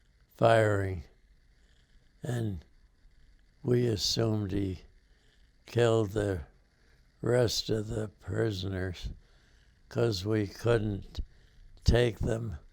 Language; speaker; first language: English; native; English